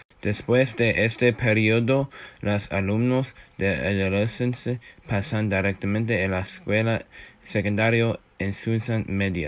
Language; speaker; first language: Spanish; non-native, learner; English